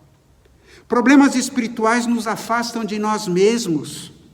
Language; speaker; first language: Portuguese; native; Portuguese